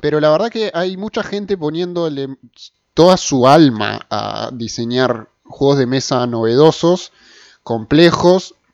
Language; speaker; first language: Spanish; native; Spanish